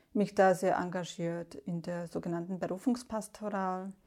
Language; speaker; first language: German; non-native, fluent; Slovak